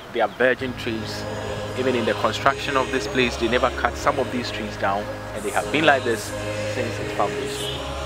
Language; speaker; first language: English; non-native, local second language; Akan